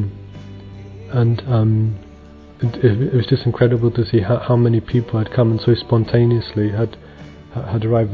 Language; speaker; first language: English; native; English